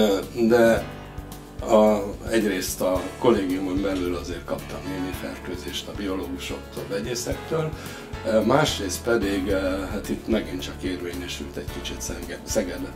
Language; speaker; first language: Hungarian; native; Hungarian